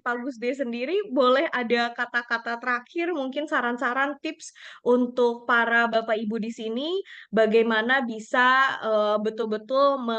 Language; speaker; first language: Indonesian; native; Indonesian